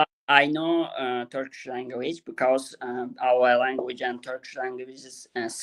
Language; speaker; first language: English; non-native, learner; Azerbaijani